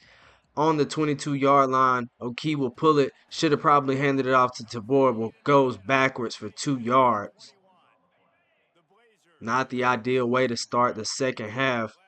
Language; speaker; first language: English; native; English